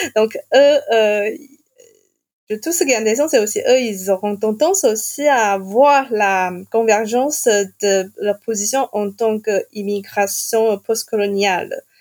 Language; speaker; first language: French; non-native, fluent; Chinese